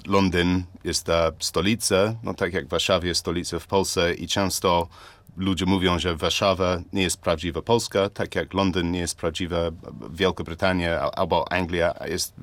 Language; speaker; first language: Polish; non-native, learner; English